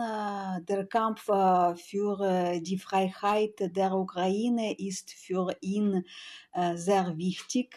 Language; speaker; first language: German; non-native, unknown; Ukrainian